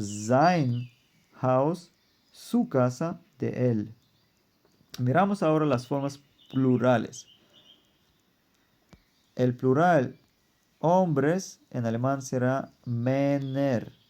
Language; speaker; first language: Spanish; non-native, fluent; German